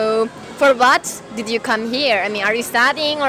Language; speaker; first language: English; non-native, learner; Mongolian